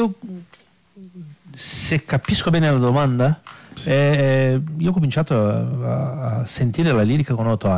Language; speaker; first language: Italian; non-native, fluent; Portuguese